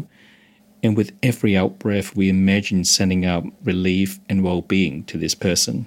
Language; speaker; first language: English; non-native, local second language; Cantonese